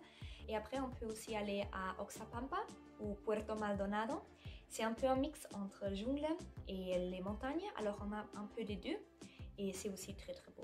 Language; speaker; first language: French; non-native, fluent; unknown